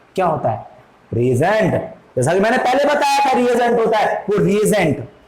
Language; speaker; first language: Hindi; native; Hindi